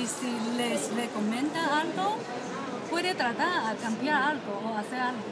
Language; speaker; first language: Spanish; non-native, learner; Chinese